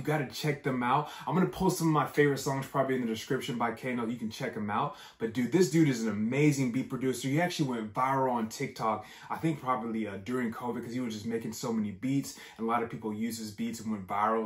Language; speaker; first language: English; native; English